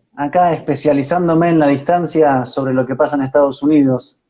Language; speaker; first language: Spanish; native; Spanish